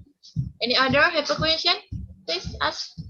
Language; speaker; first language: English; non-native, learner; Indonesian